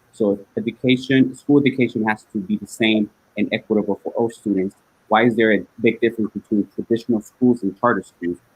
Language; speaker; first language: English; early bilingual, other home language; Spanish